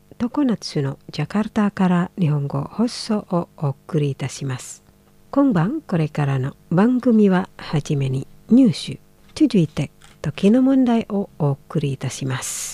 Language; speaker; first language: Japanese; non-native, fluent; Indonesian